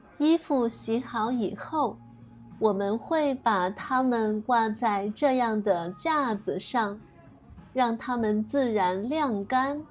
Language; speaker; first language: Chinese; native; Chinese